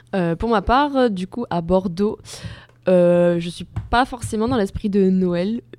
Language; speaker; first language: French; native; French